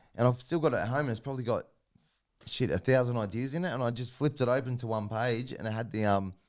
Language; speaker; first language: English; native; English